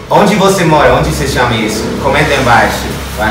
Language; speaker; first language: Portuguese; non-native, fluent; English